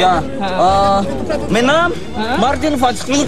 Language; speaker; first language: Dutch; non-native, learner; Indonesian